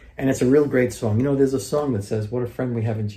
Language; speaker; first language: English; native; English